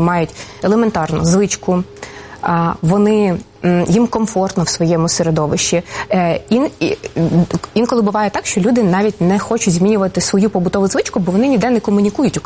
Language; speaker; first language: Ukrainian; native; Ukrainian